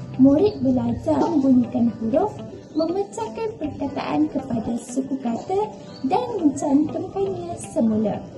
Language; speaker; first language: Malay; native; Malay